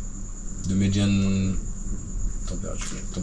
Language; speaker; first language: English; non-native, learner; French